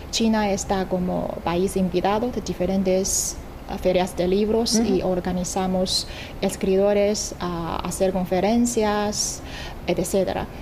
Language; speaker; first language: Spanish; non-native, fluent; Chinese